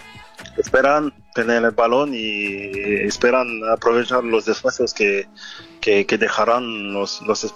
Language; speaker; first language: Spanish; non-native, fluent; French